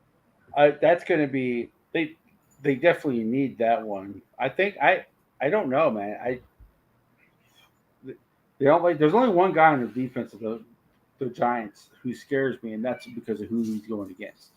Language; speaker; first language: English; native; English